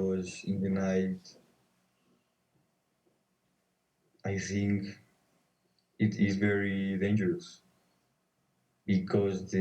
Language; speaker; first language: English; non-native, learner; Spanish